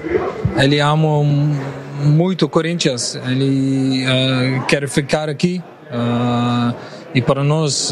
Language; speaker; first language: Portuguese; non-native, learner; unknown